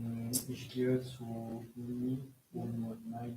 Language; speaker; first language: German; non-native, learner; English